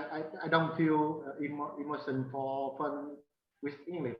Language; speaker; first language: English; non-native, learner; Vietnamese